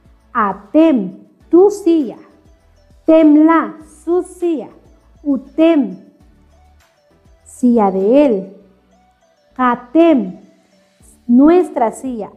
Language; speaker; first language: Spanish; non-native, local second language; Kʼicheʼ